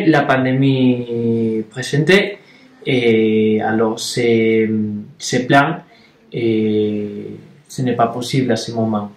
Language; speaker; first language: French; non-native, learner; Spanish